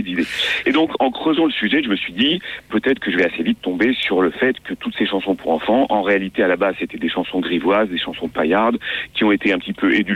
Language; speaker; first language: French; native; French